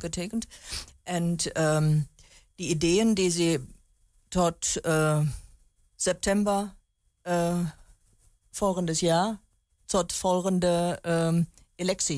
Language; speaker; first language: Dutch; non-native, learner; German